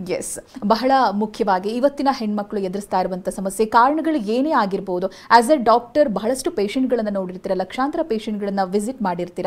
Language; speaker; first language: Kannada; native; Kannada